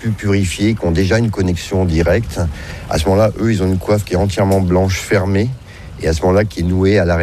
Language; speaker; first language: French; native; French